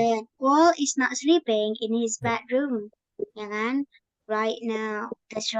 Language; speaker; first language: English; non-native, fluent; Indonesian